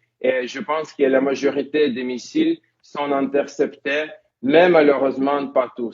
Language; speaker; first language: French; non-native, fluent; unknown